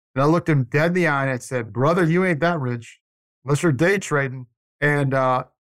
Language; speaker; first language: English; native; English